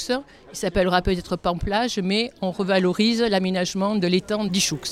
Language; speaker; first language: French; native; French